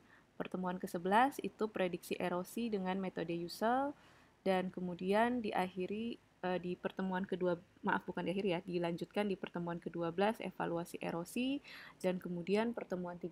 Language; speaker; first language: Indonesian; native; Indonesian